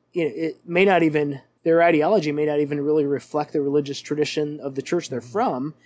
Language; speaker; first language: English; native; English